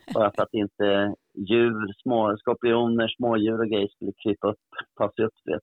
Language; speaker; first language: Swedish; early bilingual, other home language; Portuguese